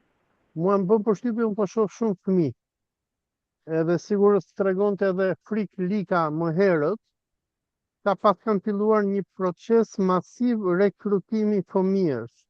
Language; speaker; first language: Albanian; native; Albanian